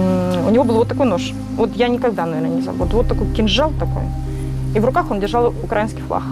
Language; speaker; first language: Russian; native; Russian